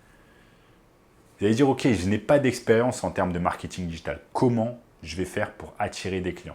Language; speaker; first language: French; native; French